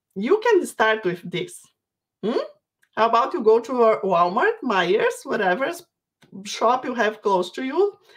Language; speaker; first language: English; non-native, fluent; Portuguese